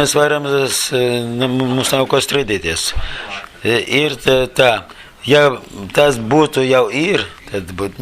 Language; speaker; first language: Latvian; non-native, learner; Russian